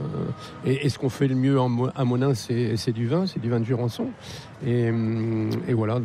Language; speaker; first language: French; native; French